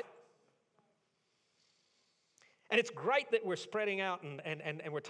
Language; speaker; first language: English; native; English